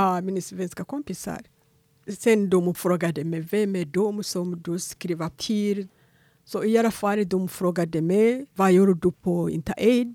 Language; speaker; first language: Swedish; non-native, fluent; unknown